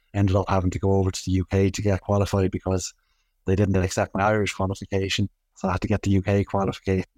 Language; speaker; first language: English; native; English